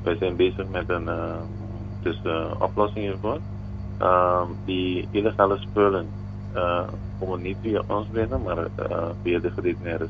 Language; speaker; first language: Dutch; non-native, local second language; Papiamento